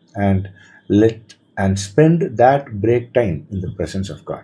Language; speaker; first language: English; non-native, local second language; Tamil